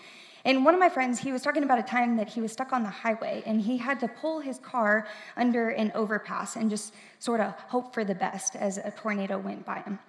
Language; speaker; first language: English; native; English